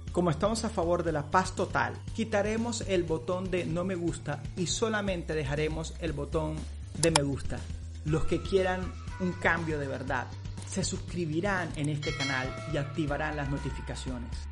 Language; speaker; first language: Spanish; native; Spanish